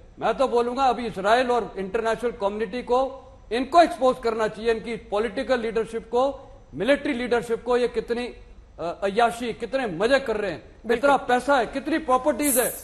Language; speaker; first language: Hindi; native; Hindi